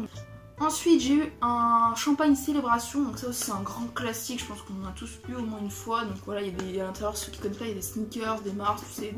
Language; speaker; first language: French; native; French